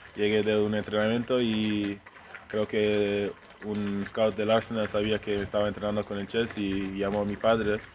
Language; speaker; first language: Spanish; non-native, fluent; English